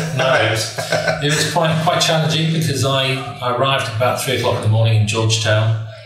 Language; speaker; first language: English; native; English